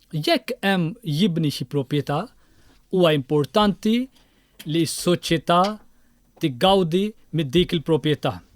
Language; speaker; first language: Maltese; non-native, fluent; Urdu